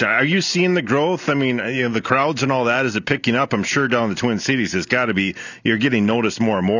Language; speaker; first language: English; native; English